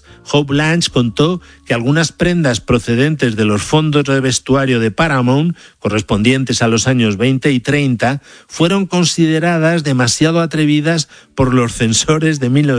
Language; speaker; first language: Spanish; native; Spanish